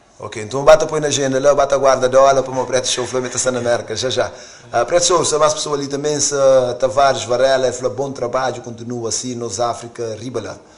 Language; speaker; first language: Portuguese; non-native, local second language; Kabuverdianu